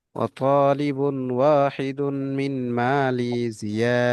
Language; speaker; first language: Arabic; non-native, fluent; Bangla